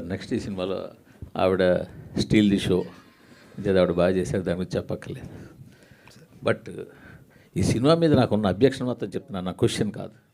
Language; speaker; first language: Telugu; native; Telugu